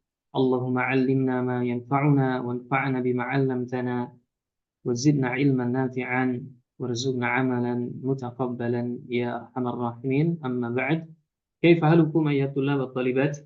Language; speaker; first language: Arabic; non-native, fluent; Indonesian